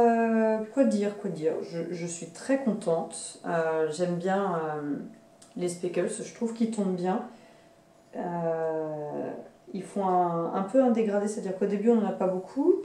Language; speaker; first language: French; native; French